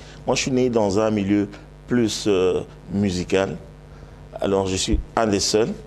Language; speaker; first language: French; non-native, local second language; Lingala